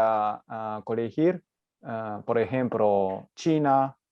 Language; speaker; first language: Spanish; non-native, learner; Japanese